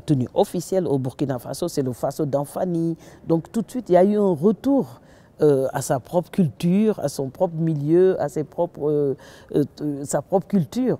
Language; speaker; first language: French; non-native, local second language; Wolof